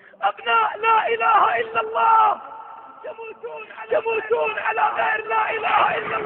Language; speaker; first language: Arabic; native; Arabic